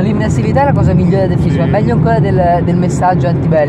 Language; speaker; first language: Italian; native; Italian